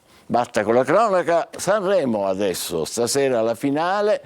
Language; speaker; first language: Italian; native; Italian